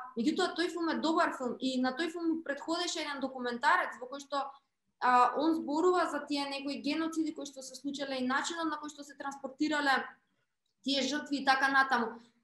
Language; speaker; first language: Macedonian; native; Macedonian